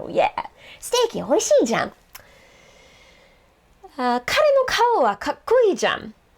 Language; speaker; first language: Japanese; non-native, fluent; English